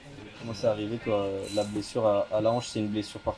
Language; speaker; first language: French; native; French